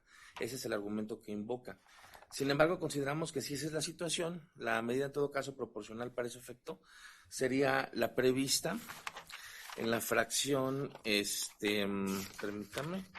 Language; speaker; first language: Spanish; native; Spanish